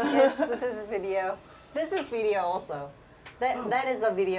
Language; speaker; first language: English; non-native, fluent; Korean